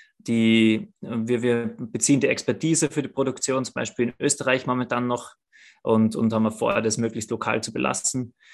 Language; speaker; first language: German; native; German